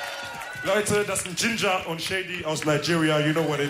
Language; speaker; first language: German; early bilingual, other home language; Wolof